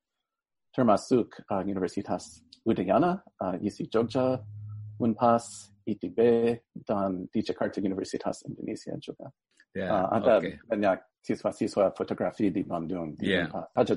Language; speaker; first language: Indonesian; non-native, learner; English